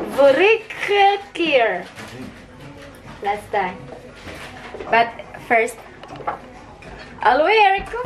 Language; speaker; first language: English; non-native, local second language; Filipino